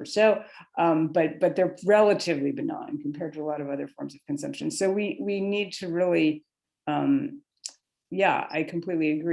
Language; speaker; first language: English; native; English